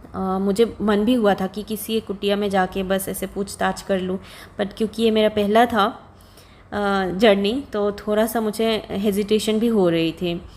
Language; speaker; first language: Hindi; non-native, local second language; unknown